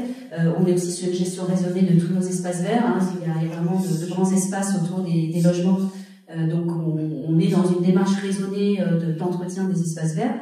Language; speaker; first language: French; native; French